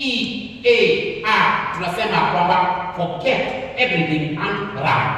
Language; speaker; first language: English; non-native, local second language; Swahili